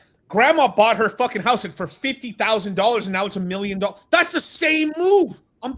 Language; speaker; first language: English; native; English